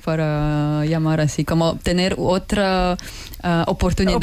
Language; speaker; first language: Spanish; non-native, learner; Russian